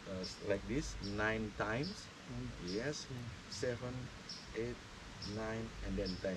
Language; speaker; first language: English; non-native, learner; Indonesian